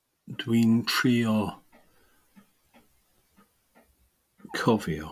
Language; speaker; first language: Welsh; non-native, learner; English